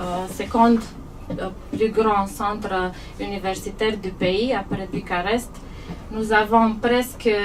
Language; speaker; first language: French; non-native, fluent; Romanian